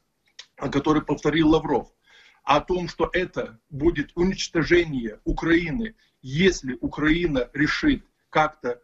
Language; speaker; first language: Russian; non-native, fluent; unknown